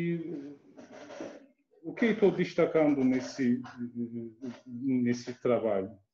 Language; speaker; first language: Portuguese; non-native, learner; Turkish